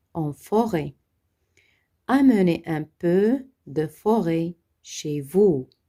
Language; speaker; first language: French; non-native, local second language; Arabic